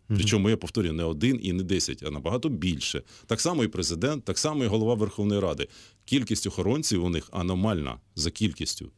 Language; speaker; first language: Ukrainian; native; Ukrainian